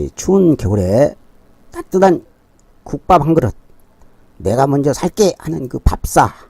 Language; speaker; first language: Korean; native; Korean